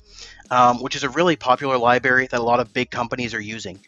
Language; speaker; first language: English; native; English